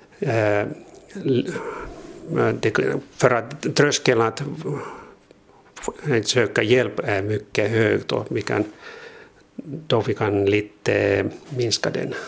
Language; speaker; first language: Swedish; non-native, learner; Finnish